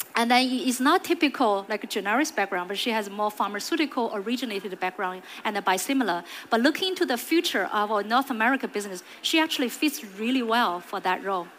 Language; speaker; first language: English; non-native, fluent; Chinese